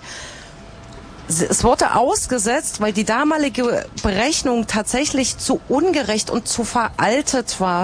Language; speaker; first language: German; native; German